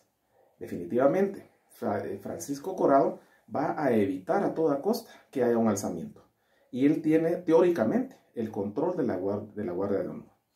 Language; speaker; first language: Spanish; native; Spanish